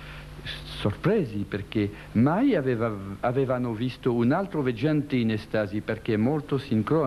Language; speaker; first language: Italian; non-native, learner; French